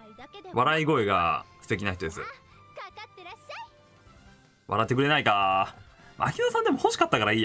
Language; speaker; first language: Japanese; native; Japanese